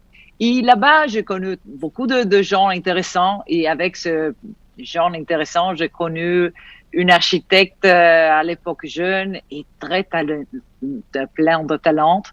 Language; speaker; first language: French; non-native, fluent; Italian